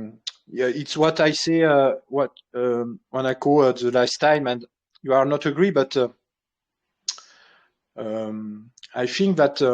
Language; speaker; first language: English; non-native, learner; French